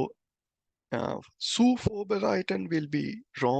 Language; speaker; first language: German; non-native, fluent; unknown